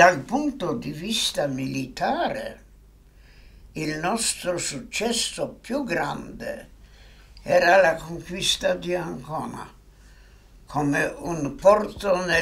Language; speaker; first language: Italian; non-native, fluent; Polish